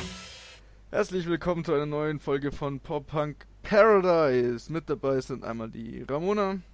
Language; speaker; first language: German; native; German